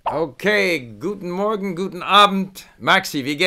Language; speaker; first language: German; non-native, learner; English